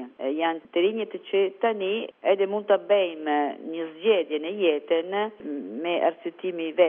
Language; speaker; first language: Albanian; non-native, learner; Italian